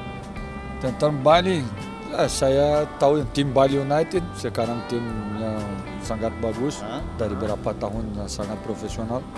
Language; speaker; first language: Indonesian; non-native, learner; Portuguese